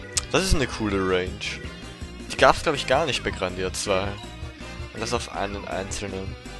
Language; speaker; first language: German; native; German